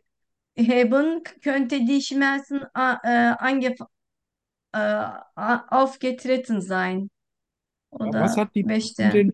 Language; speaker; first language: German; non-native, learner; Turkish